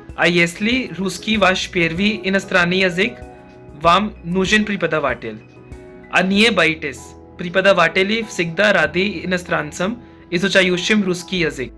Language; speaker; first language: Russian; non-native, fluent; Hindi